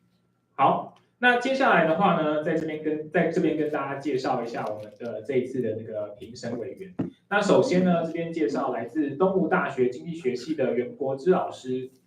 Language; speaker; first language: Chinese; native; Chinese